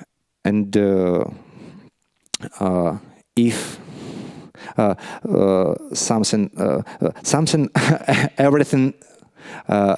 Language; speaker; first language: English; non-native, learner; Russian